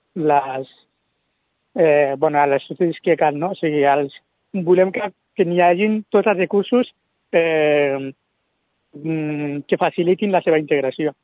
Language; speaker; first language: Catalan; early bilingual, other home language; Spanish